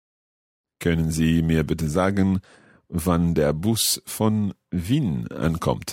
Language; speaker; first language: German; non-native, learner; English